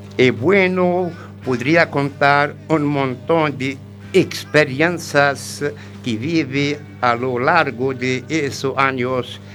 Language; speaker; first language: Spanish; non-native, learner; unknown